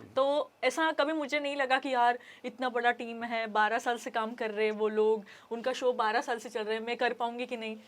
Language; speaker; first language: Hindi; non-native, local second language; Marathi